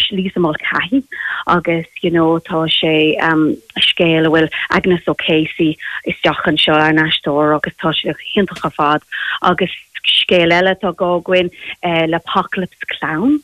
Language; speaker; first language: Irish; non-native, local second language; English